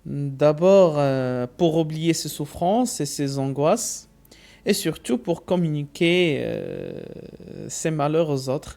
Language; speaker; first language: French; non-native, local second language; Arabic